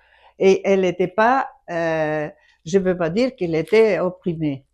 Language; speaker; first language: French; non-native, fluent; Greek